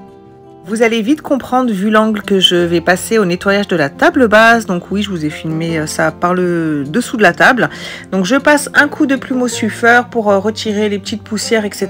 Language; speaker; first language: French; native; French